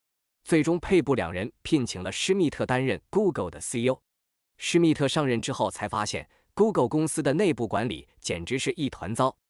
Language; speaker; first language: Chinese; native; Chinese